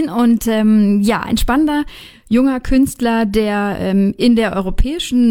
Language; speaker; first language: German; native; German